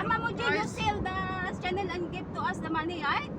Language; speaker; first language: English; non-native, learner; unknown